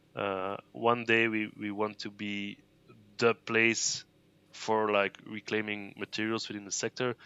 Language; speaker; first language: English; non-native, fluent; Dutch